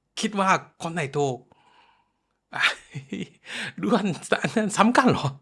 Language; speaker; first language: Thai; non-native, fluent; Japanese